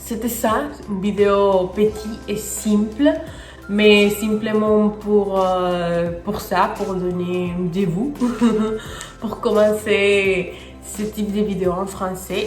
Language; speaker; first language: French; non-native, fluent; Spanish